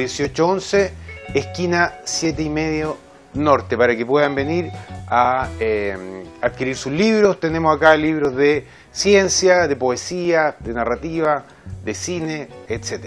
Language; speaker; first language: Spanish; native; Spanish